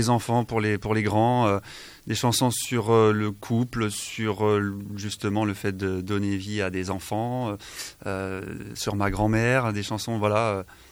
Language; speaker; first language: French; native; French